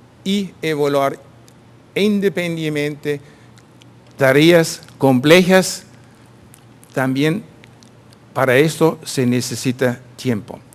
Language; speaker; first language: Spanish; non-native, fluent; German